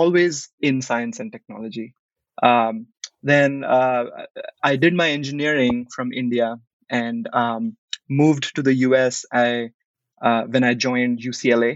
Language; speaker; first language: English; non-native, local second language; Hindi